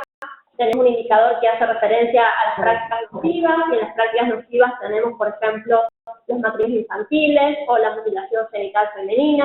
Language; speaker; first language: Spanish; native; Spanish